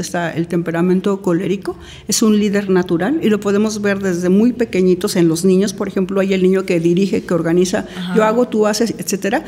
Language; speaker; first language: Spanish; native; Spanish